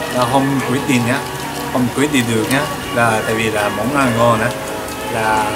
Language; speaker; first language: Vietnamese; non-native, learner; Japanese